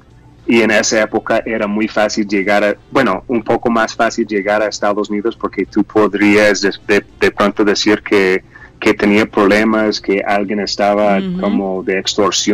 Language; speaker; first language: Spanish; non-native, fluent; English